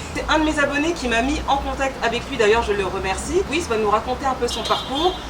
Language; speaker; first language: French; native; French